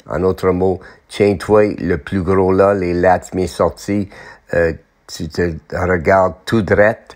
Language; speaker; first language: French; non-native, local second language; English